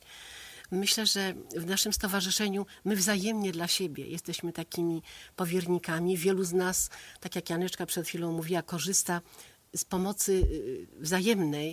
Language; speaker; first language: Polish; native; Polish